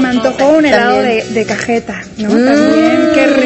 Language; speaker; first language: Spanish; native; Spanish